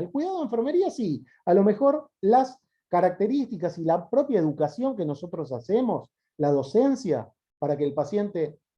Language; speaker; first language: Spanish; native; Spanish